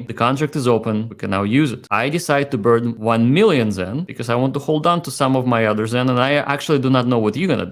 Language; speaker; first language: English; native; English